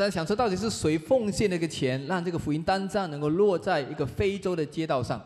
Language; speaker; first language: Chinese; native; Chinese